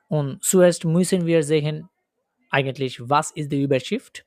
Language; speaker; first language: German; non-native, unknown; Bangla